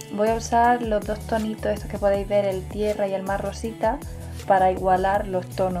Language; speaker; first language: Spanish; native; Spanish